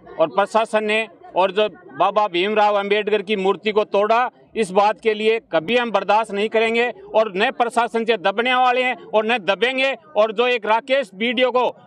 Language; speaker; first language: Hindi; native; Hindi